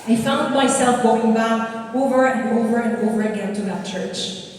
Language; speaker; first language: English; non-native, local second language; Filipino